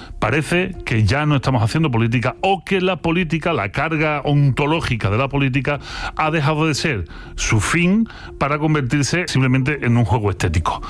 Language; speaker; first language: Spanish; native; Spanish